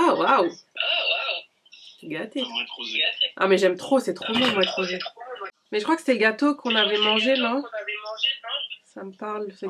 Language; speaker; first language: French; native; French